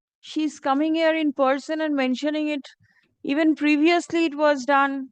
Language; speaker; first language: English; non-native, local second language; Bangla